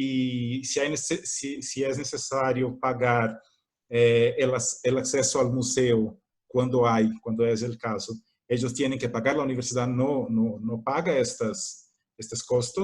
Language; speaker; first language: Spanish; non-native, fluent; Portuguese